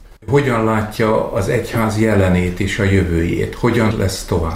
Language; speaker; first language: Hungarian; native; Hungarian